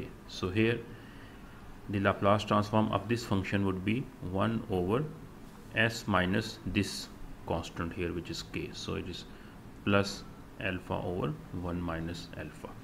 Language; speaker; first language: English; non-native, local second language; Urdu